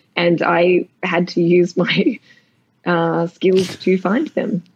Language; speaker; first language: English; native; English